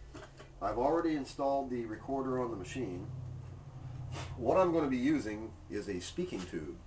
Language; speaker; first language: English; native; English